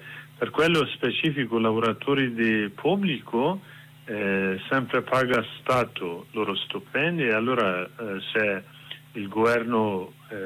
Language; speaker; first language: Italian; non-native, learner; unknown